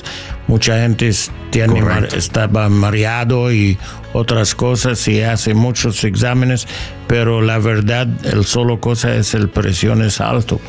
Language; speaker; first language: Spanish; non-native, learner; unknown